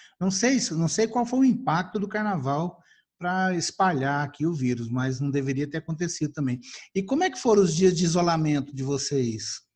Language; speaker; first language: Portuguese; native; Portuguese